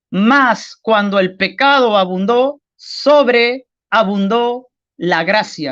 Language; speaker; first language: Spanish; native; Spanish